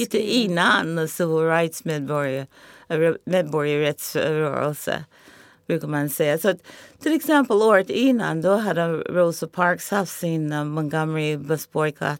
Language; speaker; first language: Swedish; non-native, fluent; English